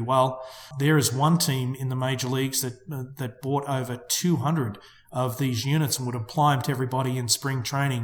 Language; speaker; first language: English; native; English